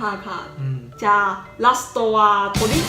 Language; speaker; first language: Japanese; non-native, learner; Chinese